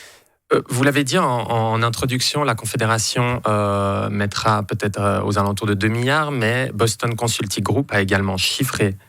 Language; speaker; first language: French; native; French